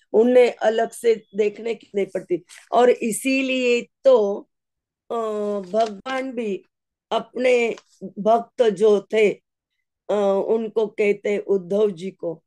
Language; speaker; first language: Hindi; non-native, local second language; Marathi